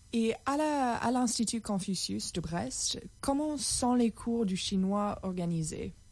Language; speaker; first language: French; non-native, fluent; English